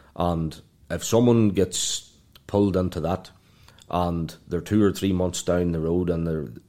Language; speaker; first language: English; native; English